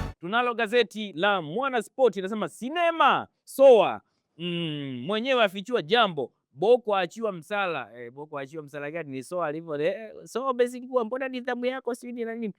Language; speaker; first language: Swahili; native; Swahili